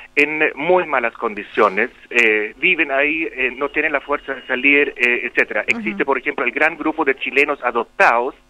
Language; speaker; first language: Spanish; non-native, local second language; German